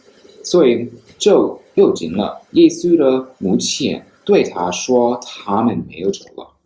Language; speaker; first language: Chinese; non-native, fluent; English